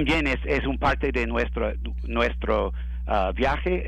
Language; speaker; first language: Spanish; non-native, learner; English